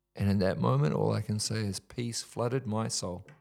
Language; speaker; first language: English; native; English